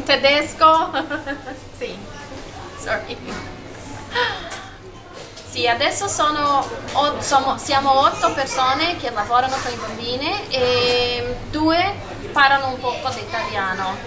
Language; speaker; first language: Italian; non-native, learner; Spanish